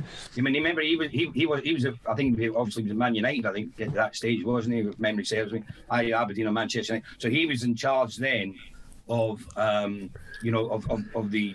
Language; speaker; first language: English; native; English